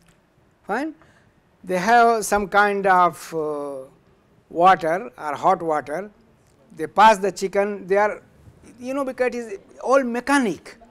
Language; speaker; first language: English; non-native, fluent; Urdu